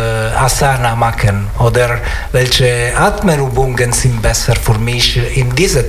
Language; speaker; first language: German; non-native, learner; Italian